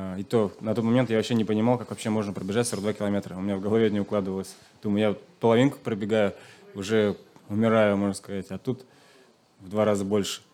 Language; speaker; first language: Russian; non-native, local second language; Chuvash